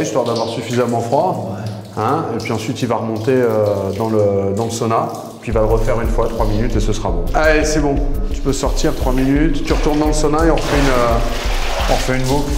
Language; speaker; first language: French; native; French